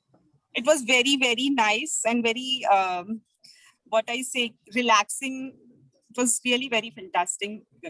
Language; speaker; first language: English; non-native, local second language; Hindi